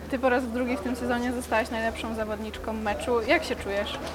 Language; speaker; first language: Polish; native; Polish